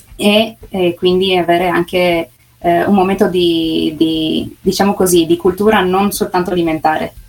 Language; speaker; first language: Italian; native; Italian